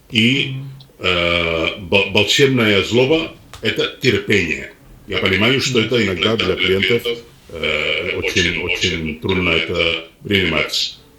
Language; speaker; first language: Russian; non-native, fluent; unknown